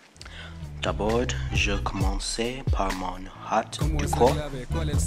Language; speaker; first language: French; non-native, learner; English